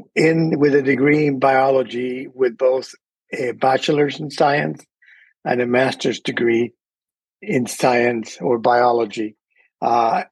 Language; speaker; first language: English; early bilingual, other home language; Spanish